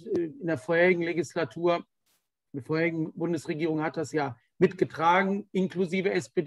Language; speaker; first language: German; native; German